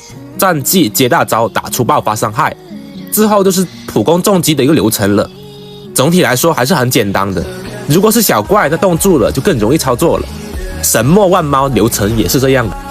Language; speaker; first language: Chinese; native; Chinese